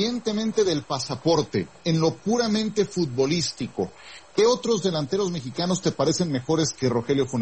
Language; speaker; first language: Spanish; native; Spanish